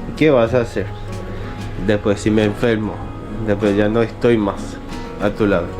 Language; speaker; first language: Spanish; non-native, fluent; Korean